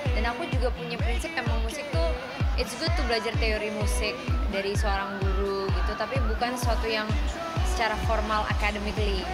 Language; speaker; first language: Indonesian; native; Indonesian